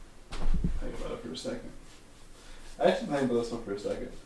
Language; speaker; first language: English; native; English